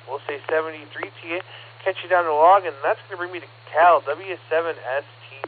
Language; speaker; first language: English; native; English